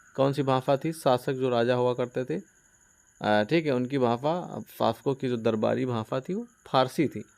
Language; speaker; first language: Hindi; non-native, local second language; Punjabi